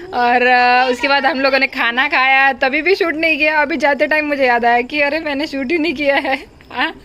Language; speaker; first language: Hindi; non-native, local second language; Marathi